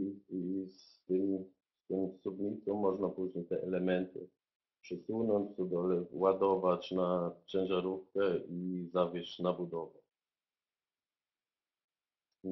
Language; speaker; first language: Polish; non-native, fluent; German